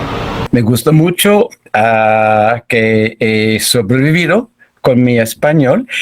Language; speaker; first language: Spanish; non-native, fluent; English